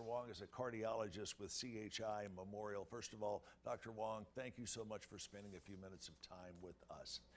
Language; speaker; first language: English; native; English